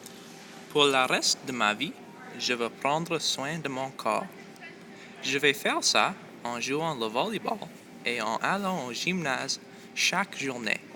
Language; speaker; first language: French; non-native, local second language; English